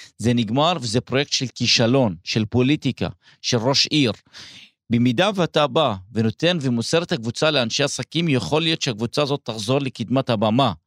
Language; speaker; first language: Hebrew; non-native, local second language; Arabic